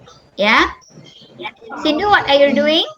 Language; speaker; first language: English; non-native, fluent; Indonesian